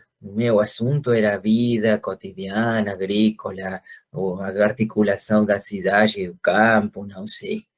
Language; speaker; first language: Portuguese; non-native, fluent; Spanish